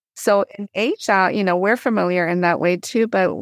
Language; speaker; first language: English; native; English